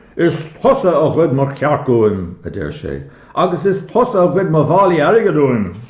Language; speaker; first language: Irish; native; Irish